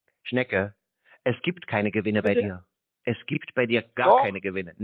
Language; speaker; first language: German; native; German